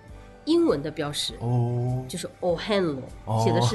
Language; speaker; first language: Chinese; native; Chinese